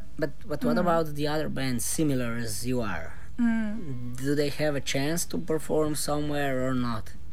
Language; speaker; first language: English; non-native, fluent; Slovenian